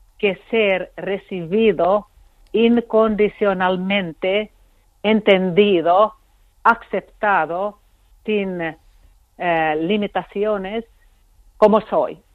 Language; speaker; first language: Spanish; non-native, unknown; Finnish